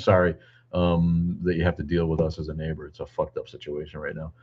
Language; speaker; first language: English; native; English